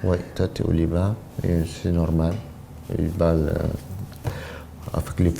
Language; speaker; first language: French; non-native, learner; Arabic